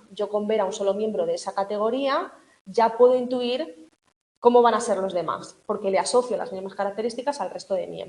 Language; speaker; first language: Spanish; native; Spanish